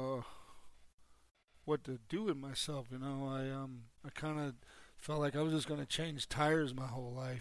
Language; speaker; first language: English; native; English